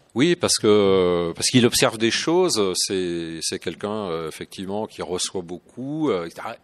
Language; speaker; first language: French; native; French